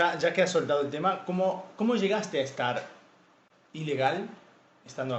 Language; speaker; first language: Spanish; native; Spanish